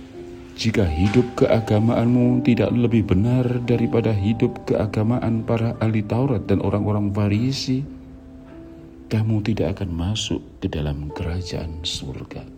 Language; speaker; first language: Indonesian; native; Indonesian